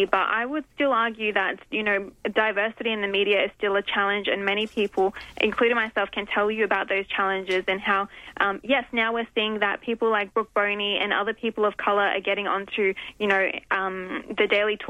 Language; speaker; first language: English; native; English